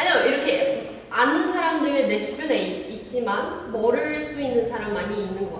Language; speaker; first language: Korean; non-native, learner; Portuguese